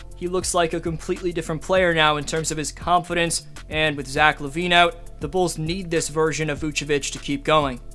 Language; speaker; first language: English; native; English